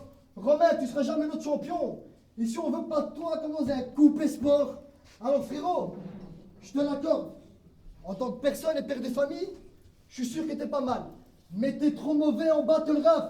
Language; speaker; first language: French; native; French